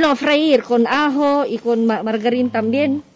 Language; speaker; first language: Spanish; non-native, learner; Filipino